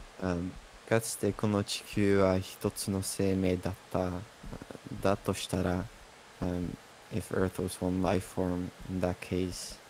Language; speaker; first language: Japanese; non-native, learner; English